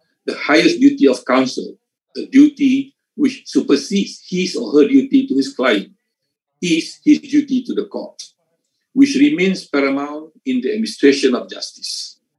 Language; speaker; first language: English; non-native, local second language; Malay